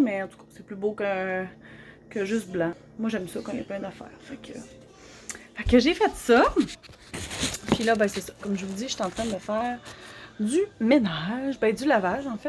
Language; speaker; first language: French; native; French